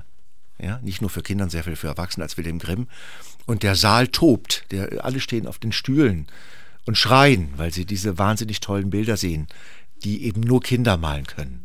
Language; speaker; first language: German; native; German